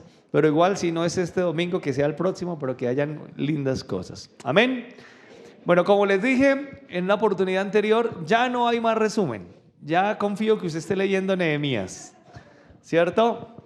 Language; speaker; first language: Spanish; native; Spanish